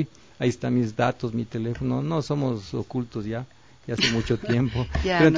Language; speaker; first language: Spanish; native; Spanish